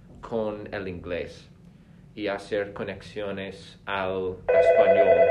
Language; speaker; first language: Spanish; non-native, fluent; English